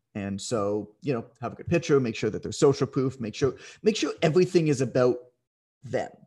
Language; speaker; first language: English; native; English